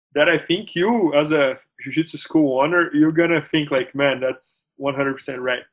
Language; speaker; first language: English; non-native, fluent; Portuguese